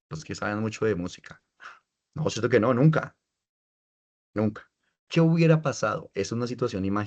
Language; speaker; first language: Spanish; native; Spanish